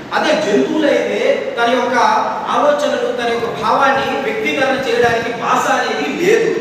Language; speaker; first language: Telugu; non-native, local second language; Odia